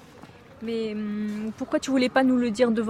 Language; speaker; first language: French; native; French